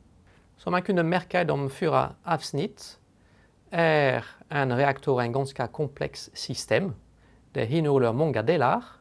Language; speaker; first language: Swedish; non-native, fluent; French